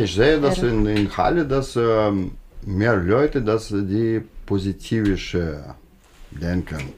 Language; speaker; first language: German; non-native, learner; Russian